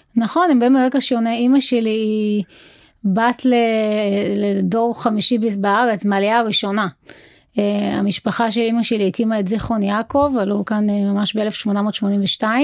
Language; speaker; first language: Hebrew; native; Hebrew